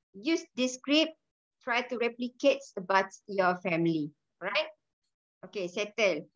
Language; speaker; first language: English; non-native, local second language; Malay